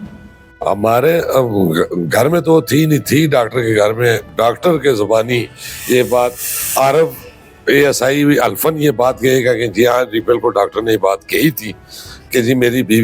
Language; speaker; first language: Urdu; non-native, local second language; Pashto